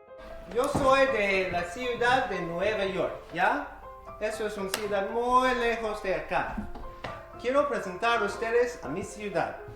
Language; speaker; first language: Spanish; non-native, fluent; English